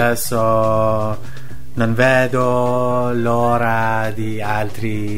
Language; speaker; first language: Italian; non-native, learner; Persian